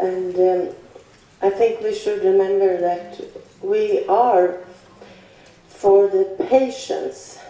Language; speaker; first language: English; non-native, fluent; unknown